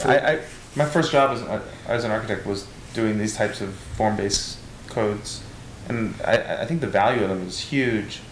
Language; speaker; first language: English; native; English